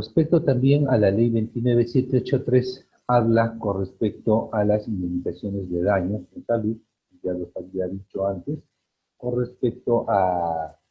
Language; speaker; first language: Spanish; native; Spanish